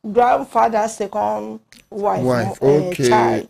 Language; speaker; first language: English; non-native, local second language; Igbo